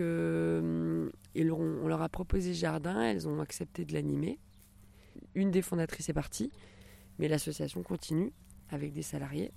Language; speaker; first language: French; native; French